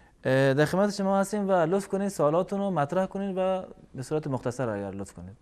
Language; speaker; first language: Persian; native; Persian